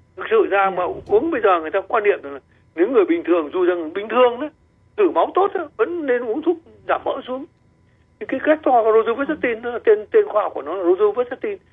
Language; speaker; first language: Vietnamese; native; Vietnamese